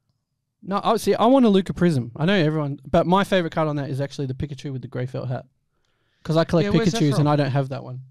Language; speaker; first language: English; native; English